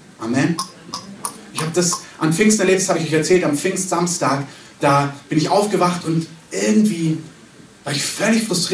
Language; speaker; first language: German; native; German